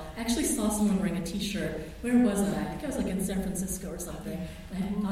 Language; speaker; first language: English; early bilingual, other home language; Filipino